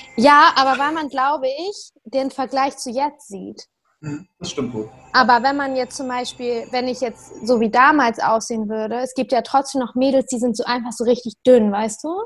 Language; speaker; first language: German; native; German